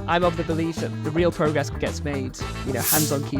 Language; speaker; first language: English; native; English